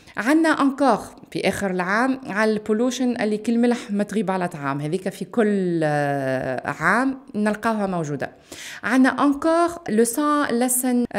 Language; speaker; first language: Arabic; native; Arabic